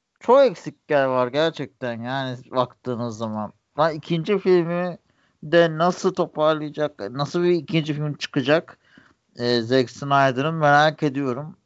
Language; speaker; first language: Turkish; native; Turkish